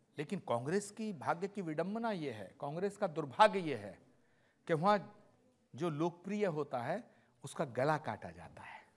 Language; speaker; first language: Hindi; native; Hindi